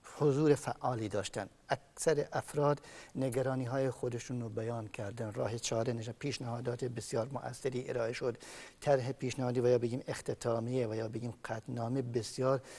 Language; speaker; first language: Persian; non-native, local second language; Kurdish